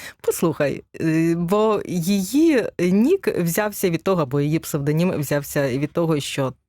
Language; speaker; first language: Ukrainian; native; Ukrainian